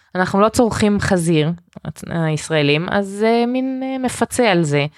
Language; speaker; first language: Hebrew; early bilingual, heritage; Hebrew